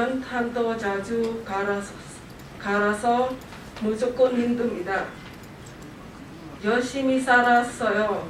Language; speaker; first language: Korean; non-native, learner; Khmer